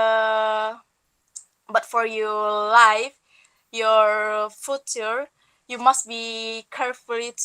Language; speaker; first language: English; non-native, learner; Indonesian